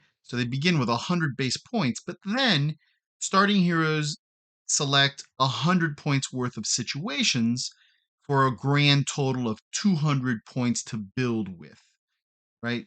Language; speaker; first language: English; native; English